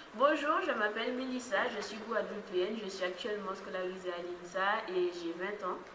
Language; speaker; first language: French; native; French